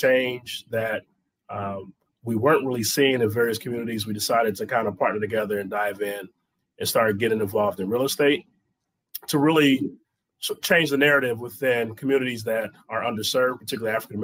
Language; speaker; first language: English; native; English